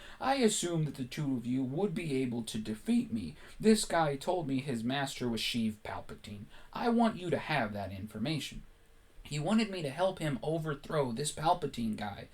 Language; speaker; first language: English; native; English